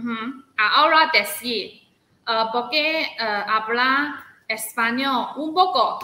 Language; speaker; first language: Spanish; non-native, learner; Chinese